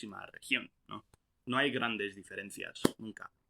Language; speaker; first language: Spanish; non-native, fluent; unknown